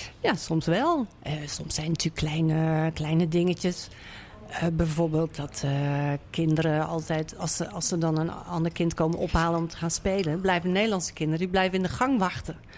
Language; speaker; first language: Dutch; native; Dutch